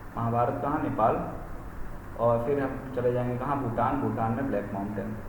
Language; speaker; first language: Hindi; native; Hindi